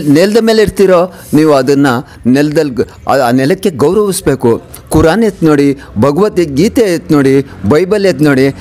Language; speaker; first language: Kannada; non-native, local second language; Urdu